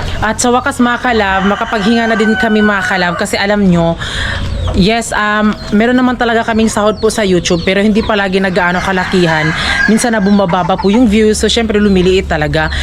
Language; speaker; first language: Filipino; non-native, local second language; Cebuano